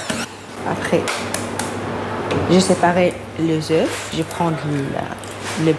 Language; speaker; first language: French; non-native, learner; Arabic